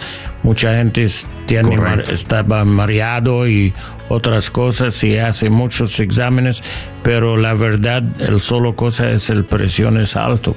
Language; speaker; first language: Spanish; non-native, learner; English